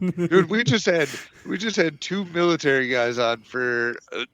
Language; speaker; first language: English; native; English